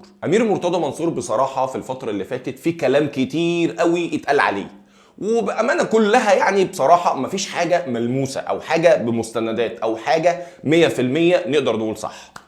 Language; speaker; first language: Arabic; native; Arabic